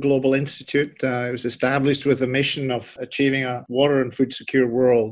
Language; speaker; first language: English; native; English